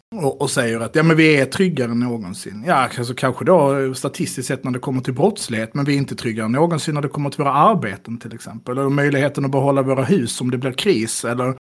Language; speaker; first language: Swedish; native; Swedish